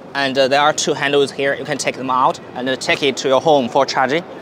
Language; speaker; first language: English; non-native, learner; Chinese